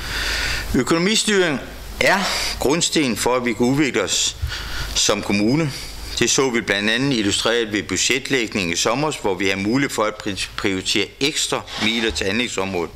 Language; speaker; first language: Danish; native; Danish